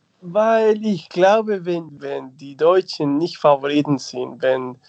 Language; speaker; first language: German; non-native, fluent; Spanish